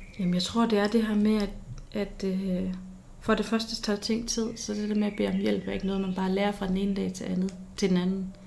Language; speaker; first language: Danish; native; Danish